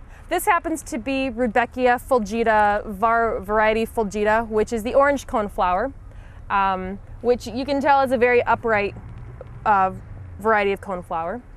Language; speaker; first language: English; native; English